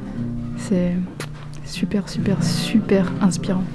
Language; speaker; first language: French; native; French